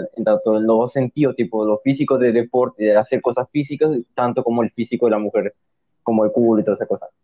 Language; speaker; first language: Spanish; native; Spanish